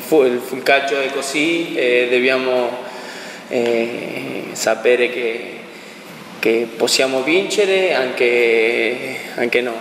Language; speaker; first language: Italian; non-native, learner; Spanish